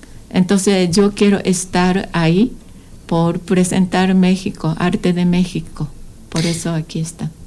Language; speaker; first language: Spanish; non-native, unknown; Japanese